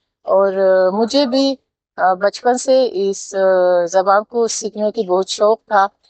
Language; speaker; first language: Hindi; non-native, fluent; Tajik